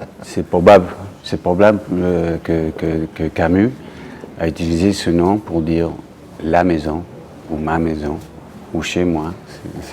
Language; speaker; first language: French; non-native, fluent; English